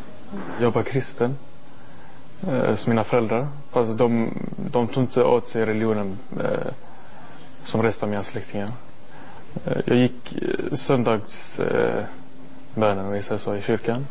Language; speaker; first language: Swedish; non-native, learner; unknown